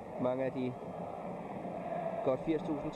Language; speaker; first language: Danish; native; Danish